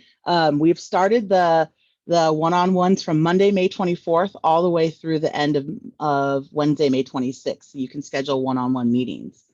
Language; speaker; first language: English; native; English